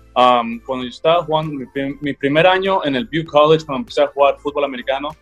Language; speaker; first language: Spanish; early bilingual, heritage; Spanish